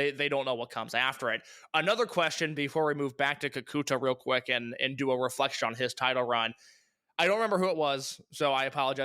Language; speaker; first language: English; native; English